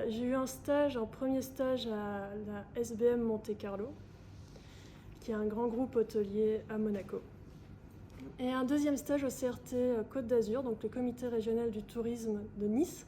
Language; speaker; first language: French; native; French